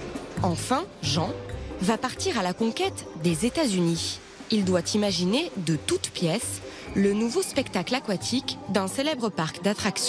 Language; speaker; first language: French; native; French